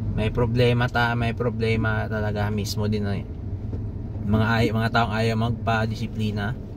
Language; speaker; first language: Filipino; native; Filipino